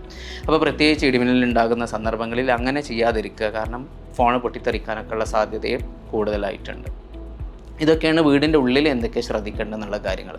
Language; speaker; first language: Malayalam; native; Malayalam